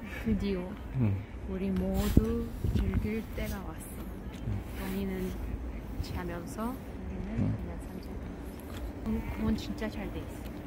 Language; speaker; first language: Korean; non-native, fluent; Russian